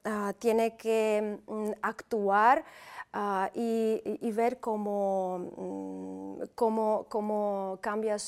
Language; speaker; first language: Spanish; non-native, fluent; Uzbek